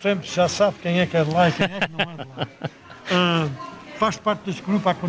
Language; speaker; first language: Portuguese; native; Portuguese